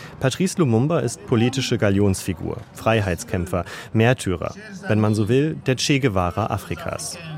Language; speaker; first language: German; native; German